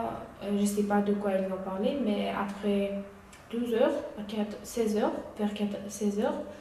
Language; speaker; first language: French; non-native, learner; Uyghur